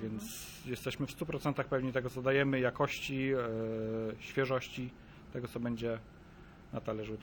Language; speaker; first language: Polish; native; Polish